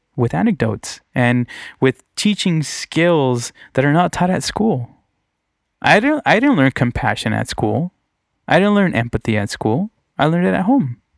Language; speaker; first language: English; native; English